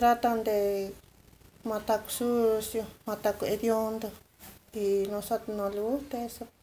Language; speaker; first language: Spanish; non-native, local second language; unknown